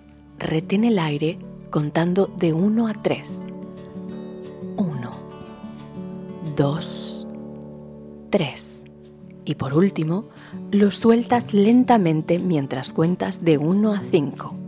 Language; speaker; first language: Spanish; native; Spanish